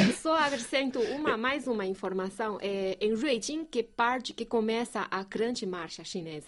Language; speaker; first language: Portuguese; non-native, fluent; Chinese